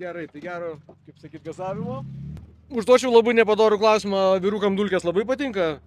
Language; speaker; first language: Lithuanian; native; Lithuanian